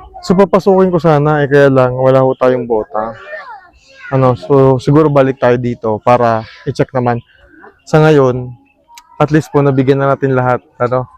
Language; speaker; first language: Filipino; native; Filipino